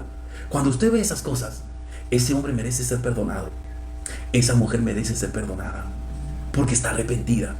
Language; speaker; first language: Spanish; native; Spanish